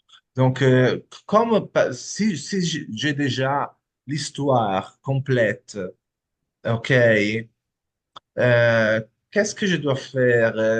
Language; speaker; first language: French; non-native, fluent; Italian